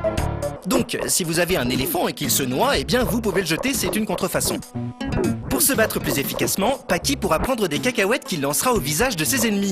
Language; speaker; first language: French; native; French